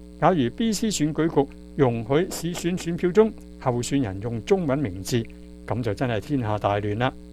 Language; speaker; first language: Chinese; non-native, local second language; Cantonese